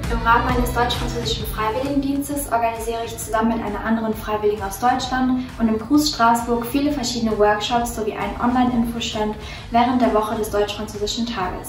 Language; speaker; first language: German; native; German